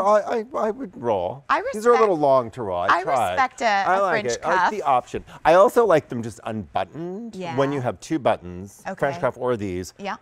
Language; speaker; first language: English; native; English